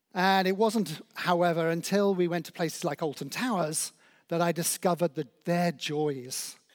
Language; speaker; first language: English; native; English